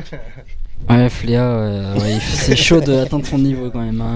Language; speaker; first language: French; native; French